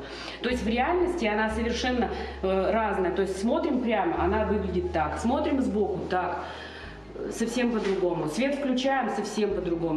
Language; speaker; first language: Russian; native; Russian